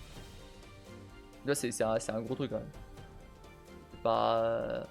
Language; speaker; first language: French; native; French